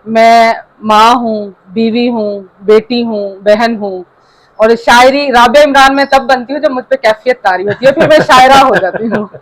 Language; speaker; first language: Urdu; non-native, local second language; Saraiki